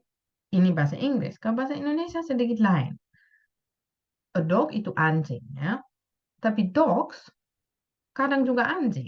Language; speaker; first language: Indonesian; non-native, fluent; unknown